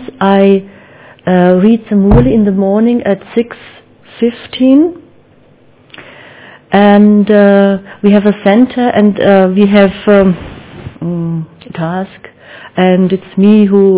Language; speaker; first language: English; non-native, learner; German